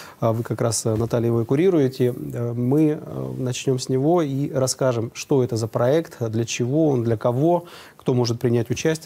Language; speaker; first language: Russian; native; Russian